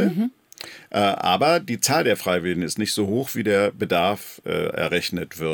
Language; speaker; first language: German; native; German